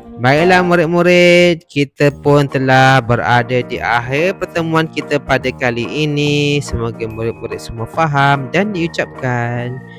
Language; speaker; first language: Malay; native; Malay